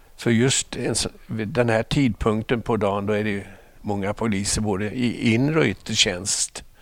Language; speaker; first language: Swedish; native; Swedish